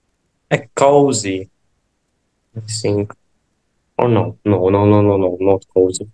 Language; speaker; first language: English; non-native, learner; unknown